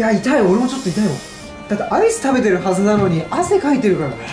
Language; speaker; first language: Japanese; native; Japanese